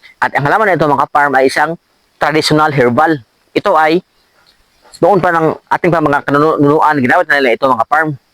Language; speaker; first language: Filipino; non-native, local second language; Cebuano